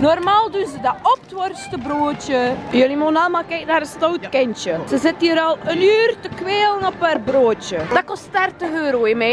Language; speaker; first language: Dutch; native; Dutch